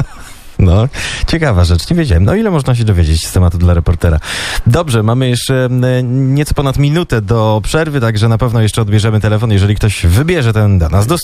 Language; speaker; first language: Polish; native; Polish